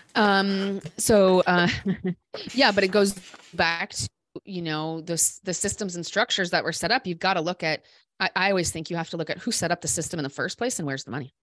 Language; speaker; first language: English; native; English